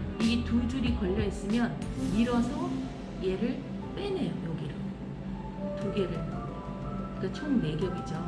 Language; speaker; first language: Korean; native; Korean